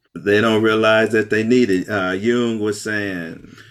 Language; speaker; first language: English; native; English